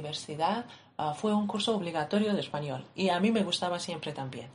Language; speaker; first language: Spanish; non-native, fluent; Persian